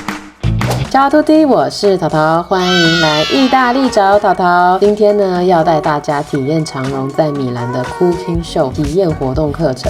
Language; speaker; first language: Chinese; native; Chinese